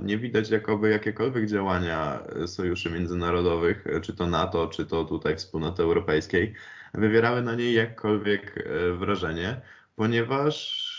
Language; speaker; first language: Polish; native; Polish